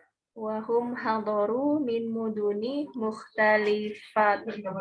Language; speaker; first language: Arabic; non-native, learner; Indonesian